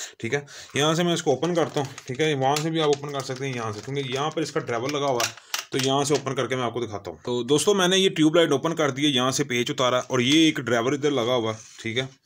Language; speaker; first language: Urdu; non-native, local second language; Punjabi